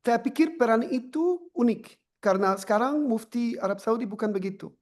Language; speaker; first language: Indonesian; non-native, learner; French